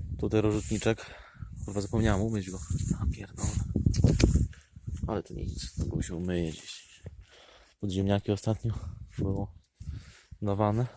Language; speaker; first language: Polish; native; Polish